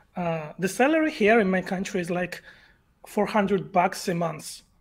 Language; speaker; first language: English; non-native, learner; Georgian